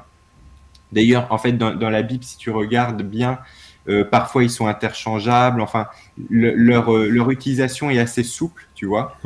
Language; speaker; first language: French; native; French